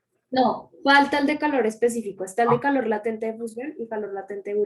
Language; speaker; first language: Spanish; native; Spanish